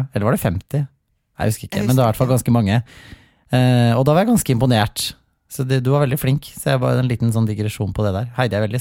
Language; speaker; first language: Norwegian; native; Norwegian